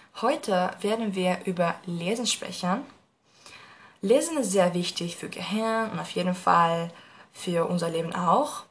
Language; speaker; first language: German; non-native, learner; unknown